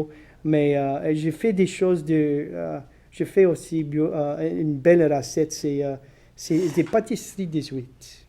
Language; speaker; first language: French; non-native, local second language; English